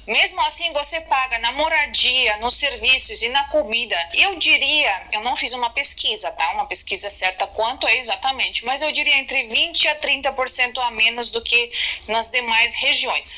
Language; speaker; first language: Portuguese; non-native, fluent; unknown